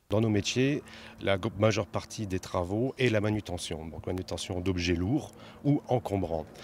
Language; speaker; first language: French; native; French